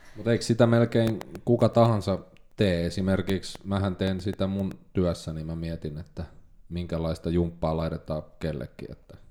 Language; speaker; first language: Finnish; native; Finnish